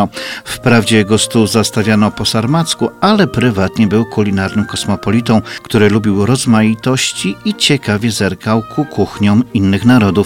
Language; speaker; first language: Polish; native; Polish